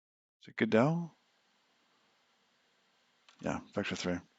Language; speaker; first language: English; native; English